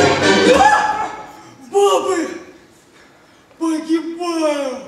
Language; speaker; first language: Russian; native; Russian